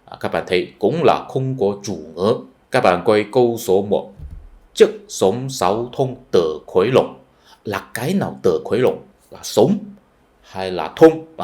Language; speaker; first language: Vietnamese; non-native, fluent; Chinese